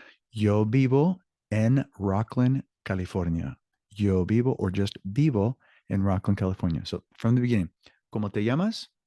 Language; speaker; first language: Spanish; non-native, fluent; English